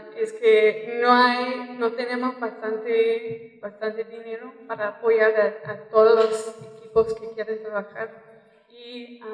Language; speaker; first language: Spanish; non-native, fluent; English